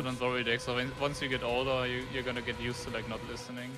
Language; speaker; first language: English; non-native, fluent; German